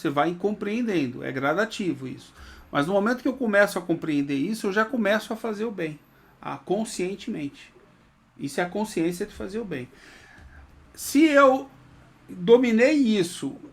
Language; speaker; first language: Portuguese; native; Portuguese